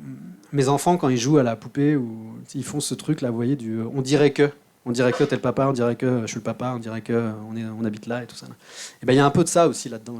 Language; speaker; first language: French; native; French